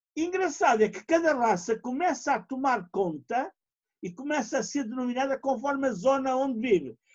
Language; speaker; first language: Portuguese; native; Portuguese